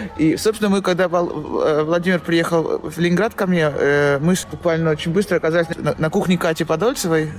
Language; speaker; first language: Russian; native; Russian